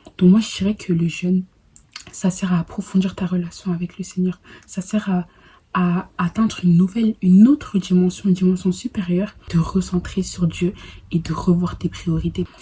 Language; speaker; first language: French; early bilingual, other home language; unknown